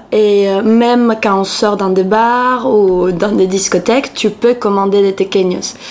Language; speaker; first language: French; non-native, fluent; Spanish